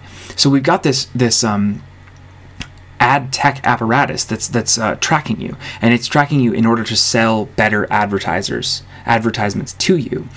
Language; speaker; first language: English; native; English